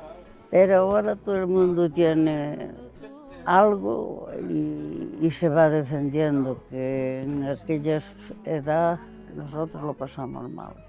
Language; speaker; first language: Spanish; non-native, local second language; Galician